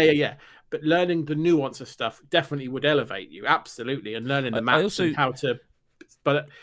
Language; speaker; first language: English; native; English